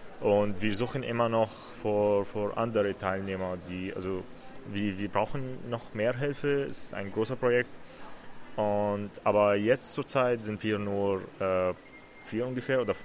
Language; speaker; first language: German; non-native, learner; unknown